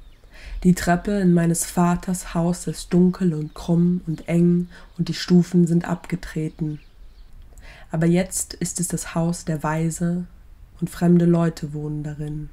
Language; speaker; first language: German; native; German